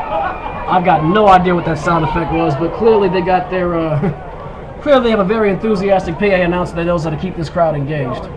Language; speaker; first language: English; native; English